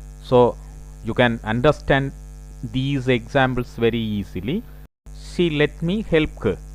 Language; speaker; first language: English; non-native, local second language; Tamil